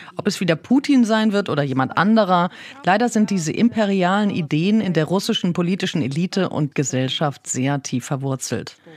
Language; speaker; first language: German; non-native, fluent; Ukrainian